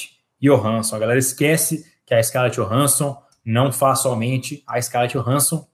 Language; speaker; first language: Portuguese; native; Portuguese